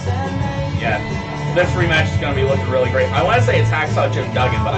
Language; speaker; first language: English; native; English